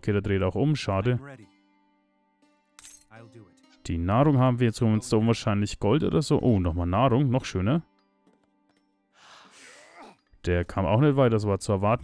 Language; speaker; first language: German; native; German